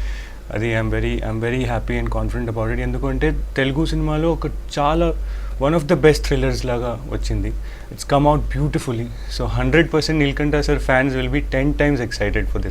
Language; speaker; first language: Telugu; non-native, fluent; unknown